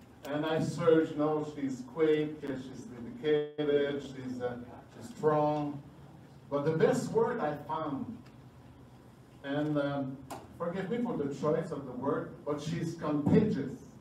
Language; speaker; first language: English; non-native, fluent; French